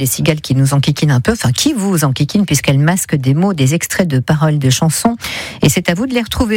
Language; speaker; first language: French; native; French